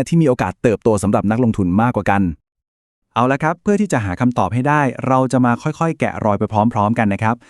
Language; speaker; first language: Thai; native; Thai